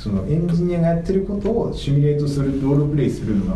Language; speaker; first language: Japanese; native; Japanese